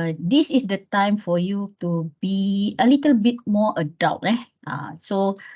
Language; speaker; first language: English; non-native, local second language; Malay